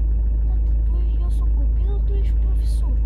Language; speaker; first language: Romanian; early bilingual, heritage; Romanian